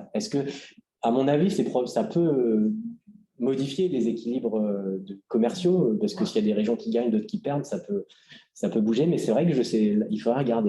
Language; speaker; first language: French; native; French